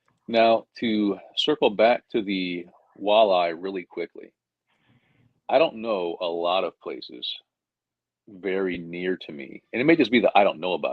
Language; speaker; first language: English; native; English